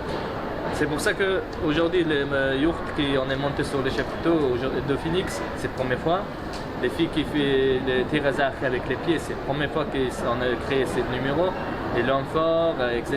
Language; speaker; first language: French; non-native, fluent; Mongolian